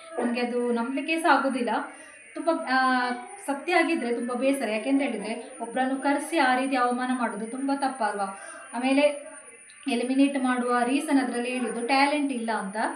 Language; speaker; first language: Kannada; native; Kannada